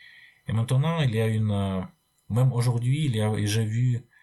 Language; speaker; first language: French; non-native, fluent; Russian